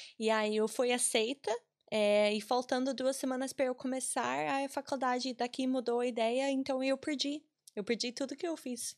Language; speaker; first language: Portuguese; non-native, fluent; English